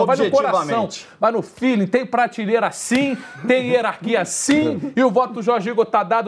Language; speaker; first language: Portuguese; native; Portuguese